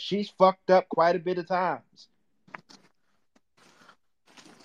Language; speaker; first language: English; native; English